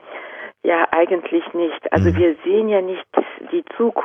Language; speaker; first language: German; non-native, fluent; Japanese